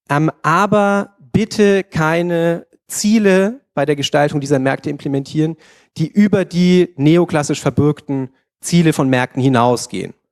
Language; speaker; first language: German; native; German